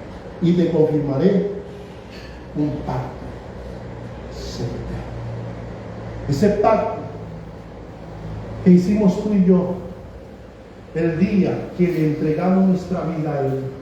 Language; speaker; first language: Spanish; native; Spanish